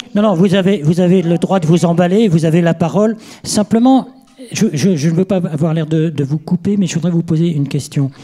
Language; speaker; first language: French; native; French